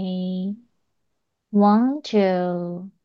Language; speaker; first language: English; non-native, learner; Chinese